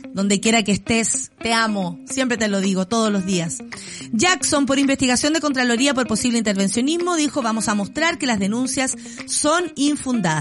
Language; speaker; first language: Spanish; native; Spanish